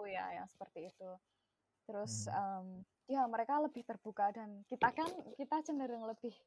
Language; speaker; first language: Indonesian; non-native, local second language; Javanese